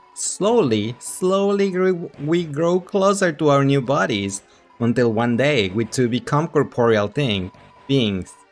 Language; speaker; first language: English; non-native, fluent; Spanish